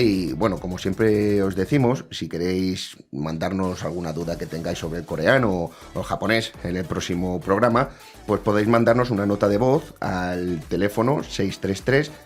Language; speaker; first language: Spanish; native; Spanish